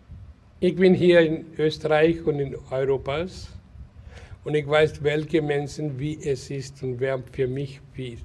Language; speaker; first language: German; non-native, learner; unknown